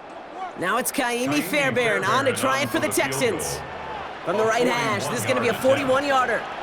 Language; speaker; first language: English; native; English